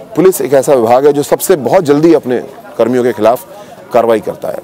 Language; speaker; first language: Hindi; native; Hindi